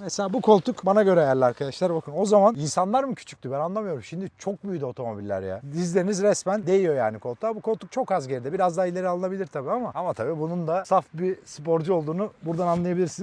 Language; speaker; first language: Turkish; native; Turkish